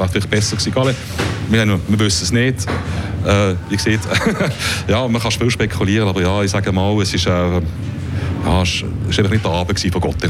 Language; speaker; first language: German; native; German